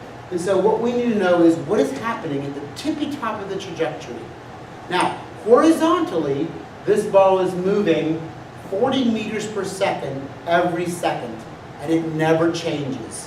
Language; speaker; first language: English; native; English